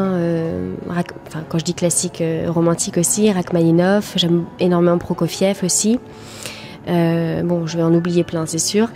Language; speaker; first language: French; native; French